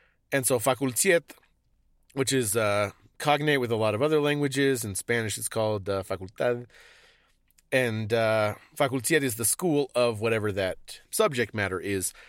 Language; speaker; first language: English; native; English